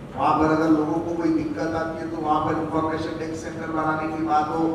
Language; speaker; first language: Hindi; non-native, local second language; Marathi